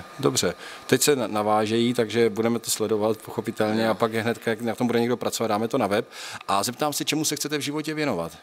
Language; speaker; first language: Czech; native; Czech